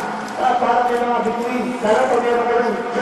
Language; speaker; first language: Filipino; native; Filipino